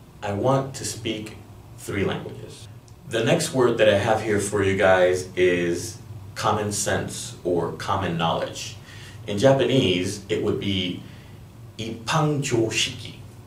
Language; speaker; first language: English; early bilingual, other home language; Spanish